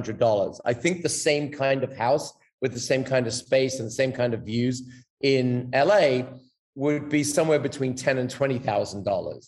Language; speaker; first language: English; native; English